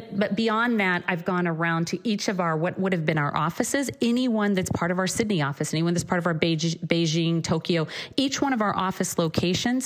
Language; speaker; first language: English; native; English